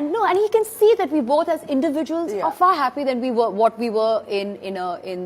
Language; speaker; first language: English; non-native, local second language; Hindi